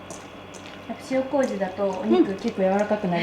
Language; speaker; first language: Japanese; native; Japanese